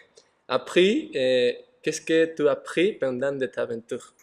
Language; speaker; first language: French; non-native, learner; Spanish